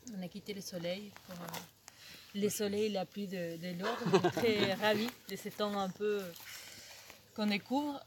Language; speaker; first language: French; non-native, fluent; Spanish